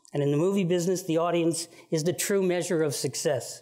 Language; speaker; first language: English; native; English